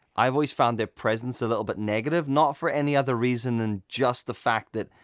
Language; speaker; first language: English; native; English